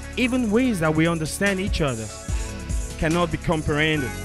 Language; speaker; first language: English; non-native, local second language; Yoruba